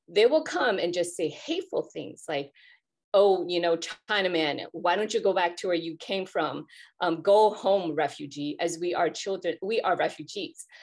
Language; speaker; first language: English; native; English